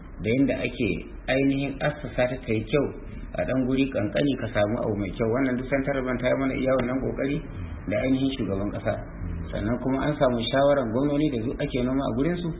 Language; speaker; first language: Hausa; native; Hausa